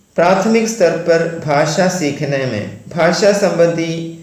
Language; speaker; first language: Hindi; non-native, local second language; Malayalam